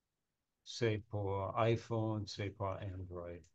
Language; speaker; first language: French; non-native, learner; English